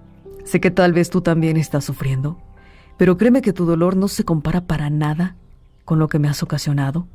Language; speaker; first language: Spanish; native; Spanish